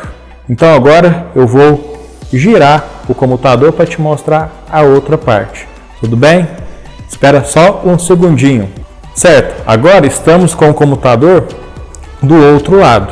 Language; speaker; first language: Portuguese; native; Portuguese